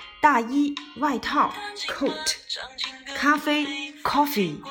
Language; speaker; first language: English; non-native, fluent; Chinese